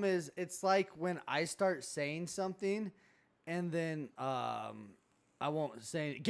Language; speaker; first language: English; native; English